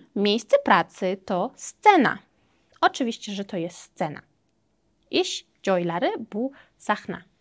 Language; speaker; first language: Polish; non-native, fluent; Uzbek